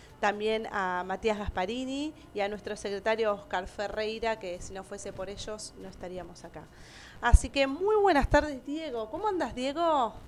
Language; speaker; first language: Spanish; native; Spanish